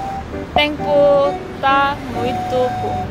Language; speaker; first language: Portuguese; non-native, learner; Korean